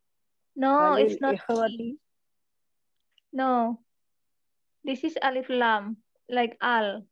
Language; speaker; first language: English; non-native, learner; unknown